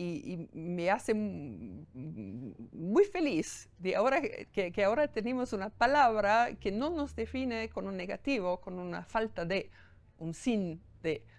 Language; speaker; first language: Spanish; non-native, fluent; German